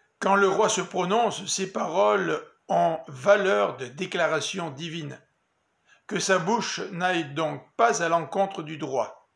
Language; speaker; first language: French; native; French